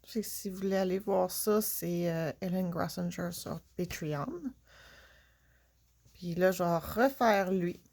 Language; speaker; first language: French; native; French